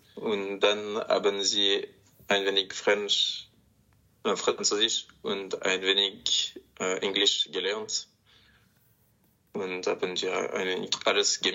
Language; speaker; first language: German; non-native, local second language; French